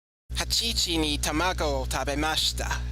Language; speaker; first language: Japanese; non-native, learner; English